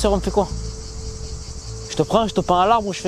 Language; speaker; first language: French; native; French